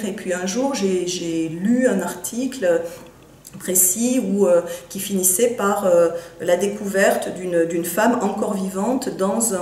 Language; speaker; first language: French; native; French